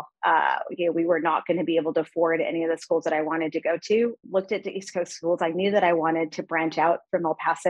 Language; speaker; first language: English; early bilingual, other home language; Spanish